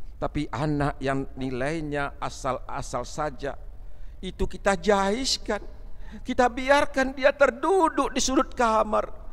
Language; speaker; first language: Malay; non-native, local second language; Achinese